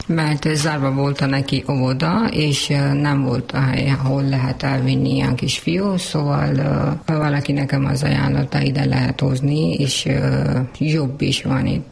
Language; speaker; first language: Hungarian; non-native, learner; Urdu